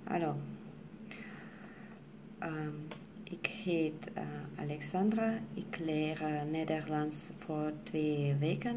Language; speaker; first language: Dutch; non-native, learner; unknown